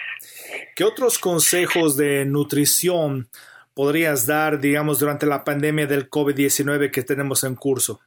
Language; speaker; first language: Spanish; native; Spanish